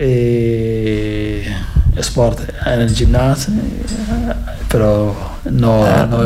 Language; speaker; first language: Catalan; non-native, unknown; Fula